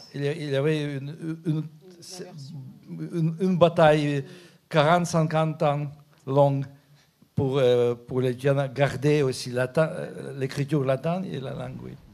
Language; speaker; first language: French; non-native, fluent; Ukrainian